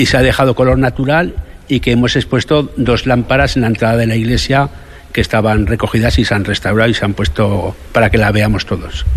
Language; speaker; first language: Spanish; native; Spanish